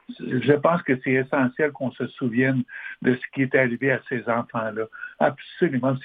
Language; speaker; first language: French; non-native, local second language; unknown